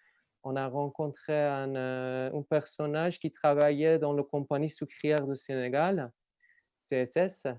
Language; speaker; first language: French; non-native, learner; Persian